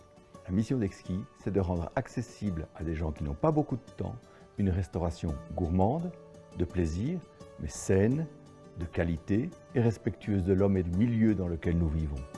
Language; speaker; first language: French; native; French